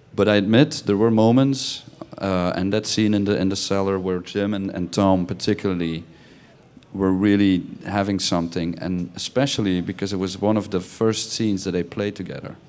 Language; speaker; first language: English; non-native, fluent; Dutch